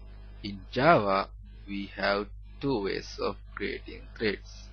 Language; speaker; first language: English; non-native, learner; Sinhala